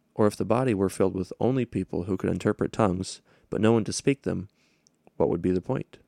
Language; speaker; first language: English; native; English